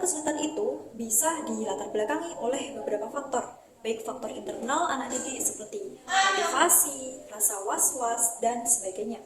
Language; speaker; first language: Indonesian; native; Indonesian